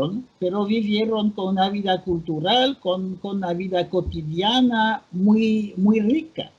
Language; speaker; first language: Spanish; non-native, fluent; French